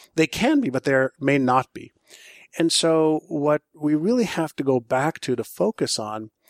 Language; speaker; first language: English; non-native, fluent; Hebrew